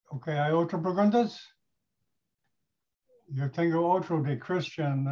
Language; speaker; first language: Spanish; non-native, learner; English